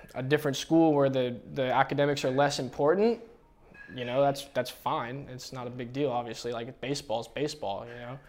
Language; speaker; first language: English; native; English